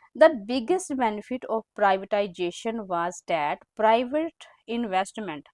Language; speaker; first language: English; non-native, local second language; Punjabi